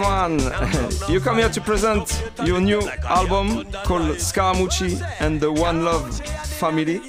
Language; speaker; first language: English; non-native, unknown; French